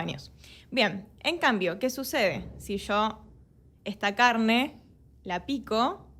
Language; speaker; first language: Spanish; native; Spanish